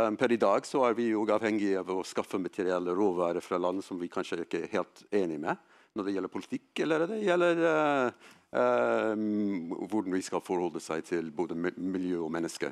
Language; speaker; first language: Norwegian; non-native, fluent; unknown